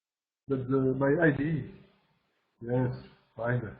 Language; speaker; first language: English; non-native, learner; French